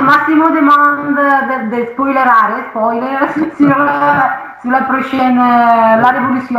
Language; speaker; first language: French; non-native, learner; Italian